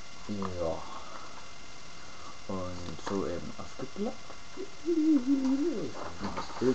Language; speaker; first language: German; native; German